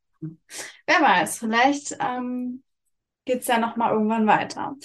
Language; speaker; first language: German; native; German